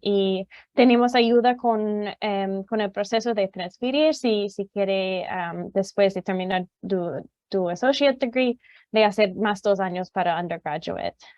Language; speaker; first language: Spanish; non-native, fluent; English